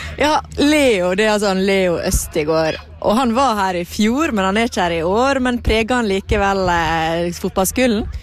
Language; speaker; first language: Norwegian; native; Norwegian